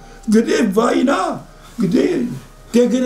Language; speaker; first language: Russian; non-native, local second language; Abkhazian